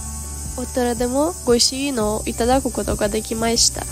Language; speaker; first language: Japanese; non-native, fluent; Ukrainian